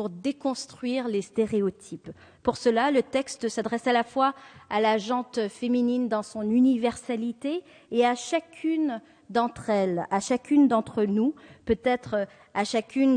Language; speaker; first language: French; native; French